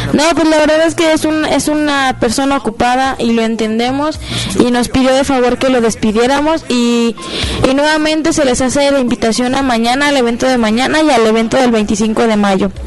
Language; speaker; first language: Spanish; native; Spanish